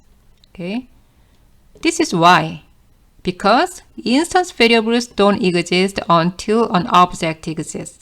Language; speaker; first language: English; non-native, fluent; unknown